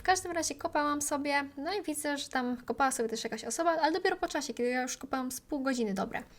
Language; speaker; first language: Polish; native; Polish